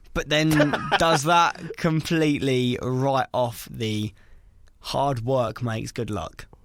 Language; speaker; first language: English; native; English